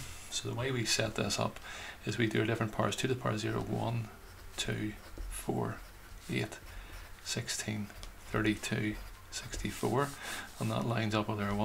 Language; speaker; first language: English; native; English